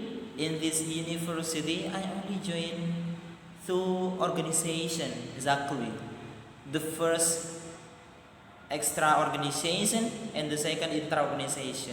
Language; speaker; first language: English; non-native, learner; Madurese